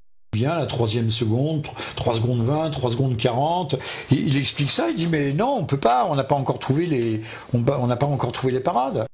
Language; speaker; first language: French; native; French